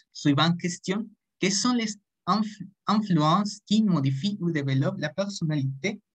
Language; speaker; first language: French; non-native, learner; Spanish